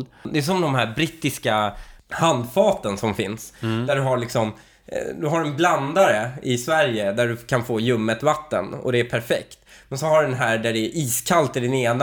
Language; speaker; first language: Swedish; native; Swedish